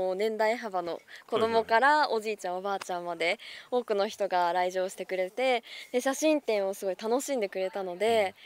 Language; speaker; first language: Japanese; native; Japanese